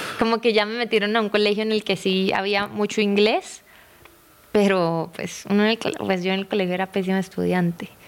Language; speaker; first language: Spanish; native; Spanish